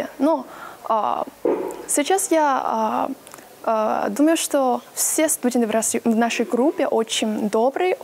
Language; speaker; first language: Russian; non-native, fluent; Chinese